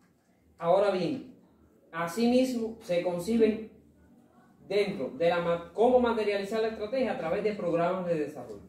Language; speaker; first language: Spanish; native; Spanish